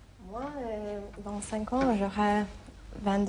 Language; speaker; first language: French; non-native, learner; Hungarian